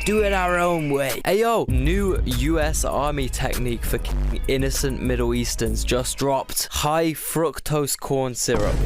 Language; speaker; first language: English; native; English